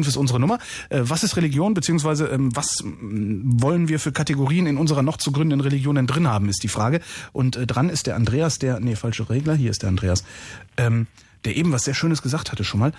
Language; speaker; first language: German; native; German